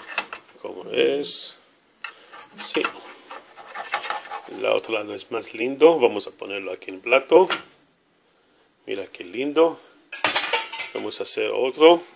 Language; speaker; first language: Spanish; non-native, learner; Hebrew